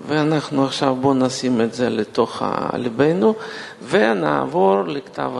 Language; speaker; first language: Hebrew; non-native, fluent; Russian